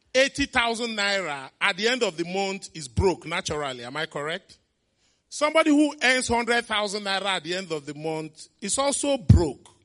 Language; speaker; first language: English; non-native, local second language; Igbo